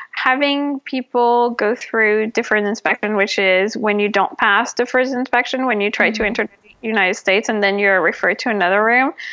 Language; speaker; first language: English; non-native, fluent; French